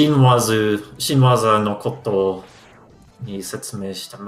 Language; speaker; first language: Japanese; non-native, learner; English